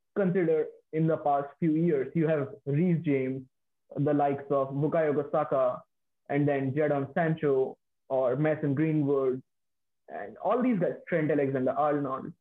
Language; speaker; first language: English; non-native, local second language; Hindi